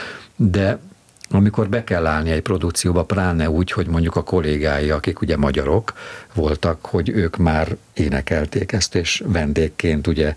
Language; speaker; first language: Hungarian; native; Hungarian